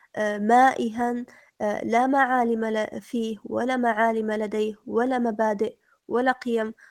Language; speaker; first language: Arabic; native; Arabic